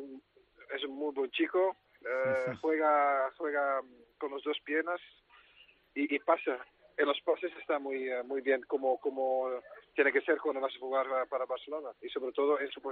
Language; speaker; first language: Spanish; non-native, fluent; Dutch